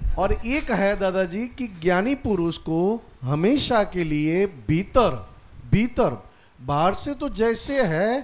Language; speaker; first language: Hindi; non-native, local second language; Gujarati